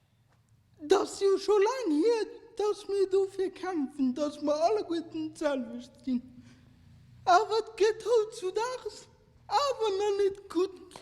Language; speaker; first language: German; non-native, local second language; Luxembourgish